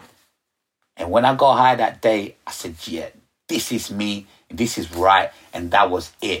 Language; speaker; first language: English; early bilingual, other home language; Ga